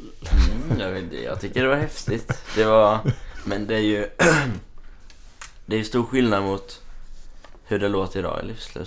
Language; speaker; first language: Swedish; native; Swedish